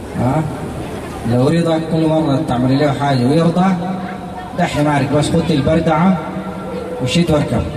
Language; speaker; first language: Arabic; native; Arabic